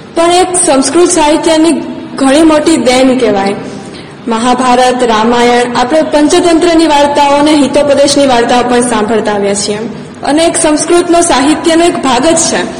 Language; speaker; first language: Gujarati; non-native, local second language; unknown